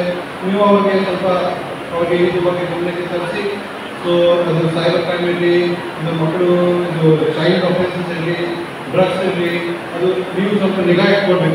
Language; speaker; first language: Kannada; non-native, learner; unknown